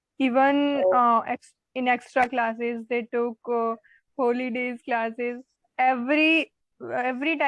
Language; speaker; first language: English; non-native, learner; Hindi